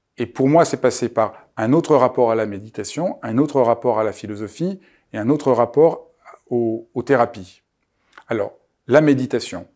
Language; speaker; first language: French; native; French